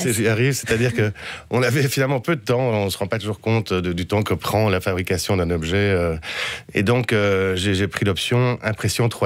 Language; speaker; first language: French; native; French